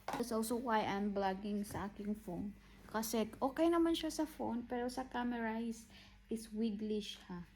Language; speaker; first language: Filipino; native; Filipino